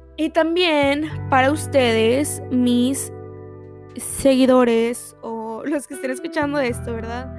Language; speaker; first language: Spanish; early bilingual, heritage; Spanish